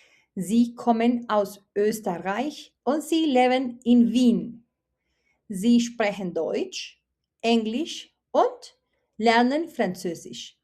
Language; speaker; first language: German; non-native, fluent; Spanish